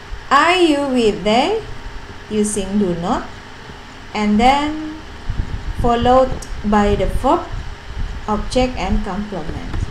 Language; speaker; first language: English; non-native, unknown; Indonesian